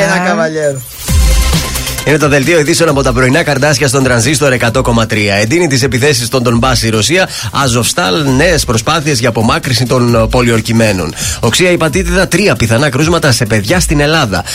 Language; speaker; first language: Greek; native; Greek